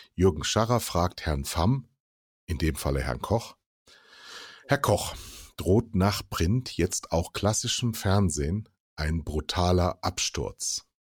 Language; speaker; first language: German; native; German